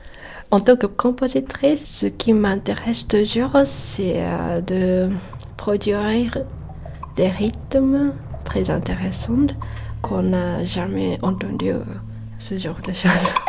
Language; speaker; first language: French; non-native, fluent; Japanese